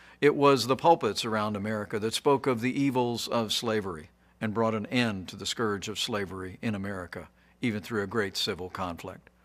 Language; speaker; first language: English; native; English